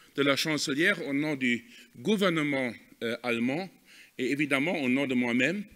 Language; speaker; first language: French; non-native, fluent; German